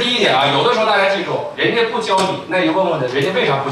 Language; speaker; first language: Chinese; native; Chinese